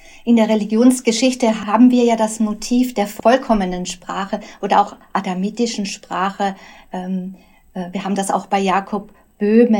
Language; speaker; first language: German; native; German